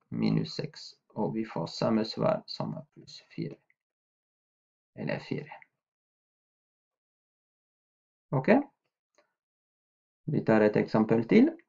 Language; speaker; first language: Norwegian; non-native, fluent; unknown